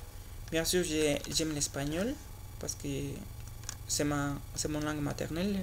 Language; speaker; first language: French; non-native, learner; Spanish